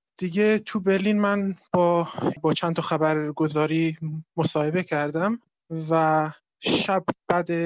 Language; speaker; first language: Persian; non-native, local second language; Kurdish